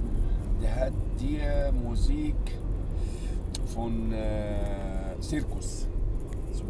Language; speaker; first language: German; non-native, learner; Arabic